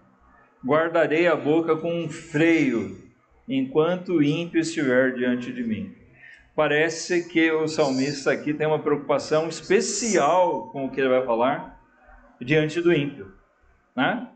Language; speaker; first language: Portuguese; native; Portuguese